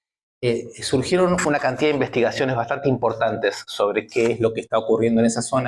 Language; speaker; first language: Spanish; native; Spanish